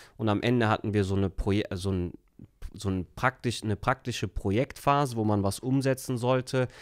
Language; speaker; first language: German; early bilingual, other home language; Turkish